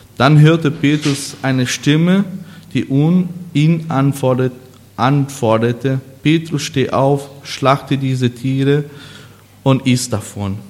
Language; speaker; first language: German; non-native, learner; Portuguese